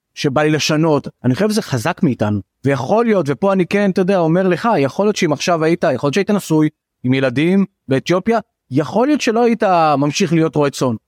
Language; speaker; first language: Hebrew; native; Hebrew